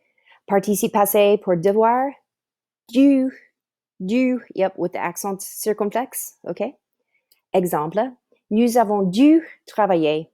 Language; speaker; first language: French; non-native, fluent; English